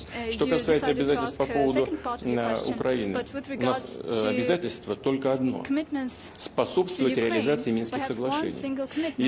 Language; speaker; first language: Russian; native; Russian